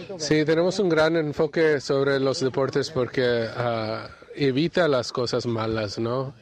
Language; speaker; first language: Spanish; non-native, fluent; English